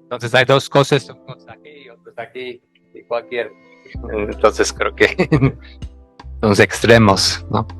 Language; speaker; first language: Spanish; non-native, fluent; English